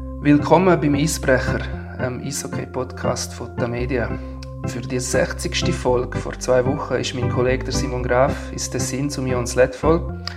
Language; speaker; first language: German; native; German